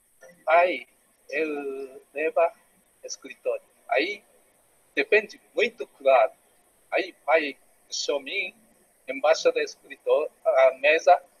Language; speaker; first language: Portuguese; non-native, learner; Japanese